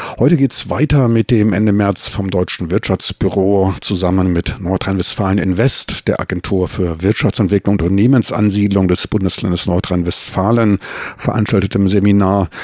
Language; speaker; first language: German; native; German